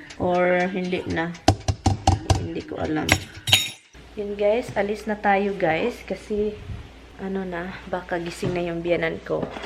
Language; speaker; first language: Filipino; non-native, local second language; Cebuano